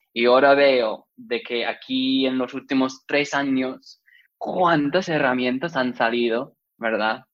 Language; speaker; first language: Spanish; non-native, fluent; English